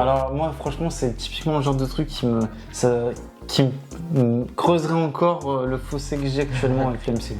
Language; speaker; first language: French; native; French